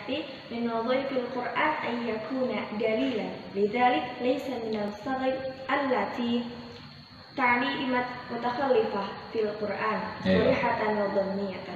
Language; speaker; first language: Arabic; non-native, learner; Indonesian